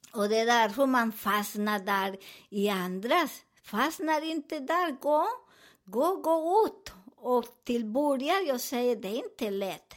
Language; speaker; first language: Swedish; non-native, learner; Spanish